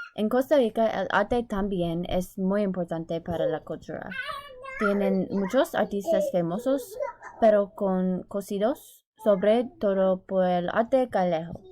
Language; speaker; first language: Spanish; non-native, learner; English